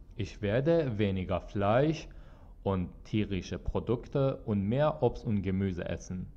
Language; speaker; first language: German; non-native, fluent; Persian